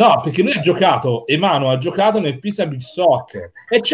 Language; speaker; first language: Italian; native; Italian